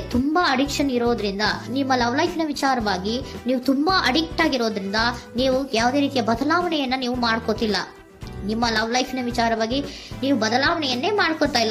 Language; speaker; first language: Kannada; native; Kannada